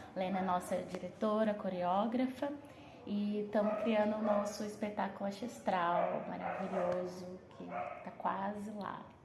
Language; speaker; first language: Portuguese; native; Portuguese